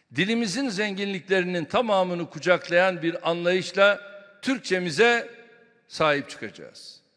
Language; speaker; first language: Turkish; native; Turkish